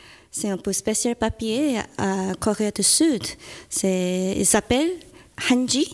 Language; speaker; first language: French; non-native, learner; Korean